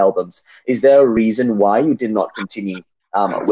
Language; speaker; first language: English; non-native, local second language; Tamil